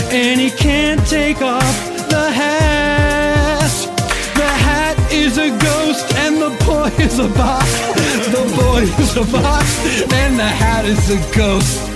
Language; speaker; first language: English; native; English